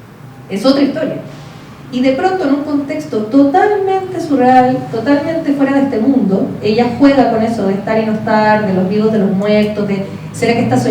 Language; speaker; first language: Spanish; native; Spanish